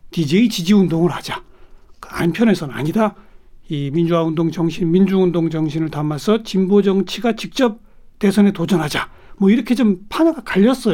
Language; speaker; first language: Korean; native; Korean